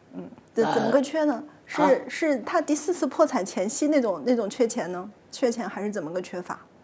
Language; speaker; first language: Chinese; native; Chinese